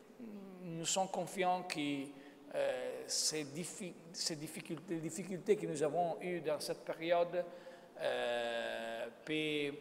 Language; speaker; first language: French; non-native, fluent; Italian